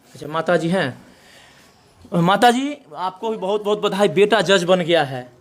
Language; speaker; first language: Hindi; native; Hindi